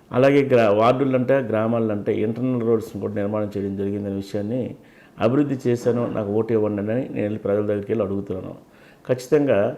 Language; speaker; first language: Telugu; native; Telugu